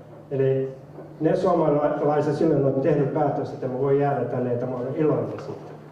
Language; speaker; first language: Finnish; non-native, fluent; Somali